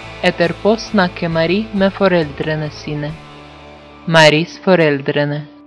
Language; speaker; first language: Norwegian; non-native, fluent; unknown